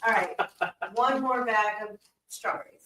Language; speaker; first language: English; native; English